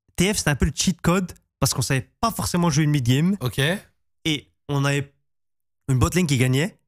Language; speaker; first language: French; native; French